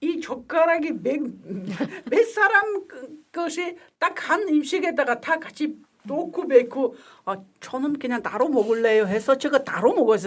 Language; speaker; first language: Korean; non-native, fluent; Mongolian